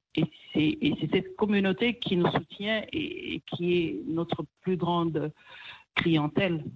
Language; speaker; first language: French; non-native, local second language; Kinyarwanda